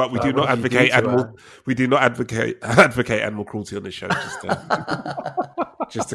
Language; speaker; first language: English; native; English